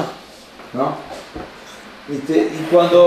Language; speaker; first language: Spanish; native; Spanish